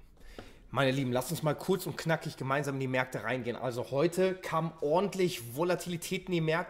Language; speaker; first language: German; native; German